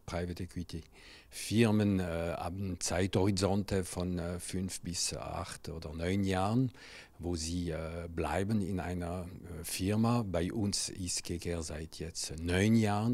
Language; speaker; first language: German; non-native, local second language; French